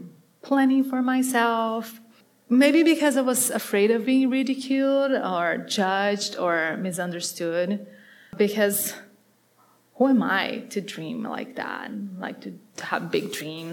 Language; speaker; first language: English; non-native, fluent; Portuguese